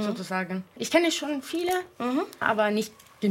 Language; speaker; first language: German; non-native, fluent; Italian